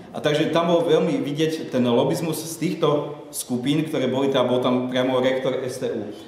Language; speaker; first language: Slovak; native; Slovak